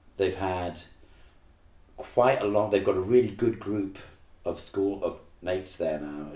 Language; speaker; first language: English; native; English